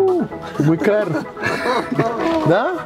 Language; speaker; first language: Spanish; non-native, learner; French